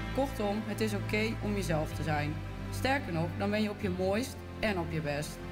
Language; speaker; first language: Dutch; native; Dutch